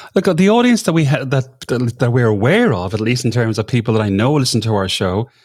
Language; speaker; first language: English; native; English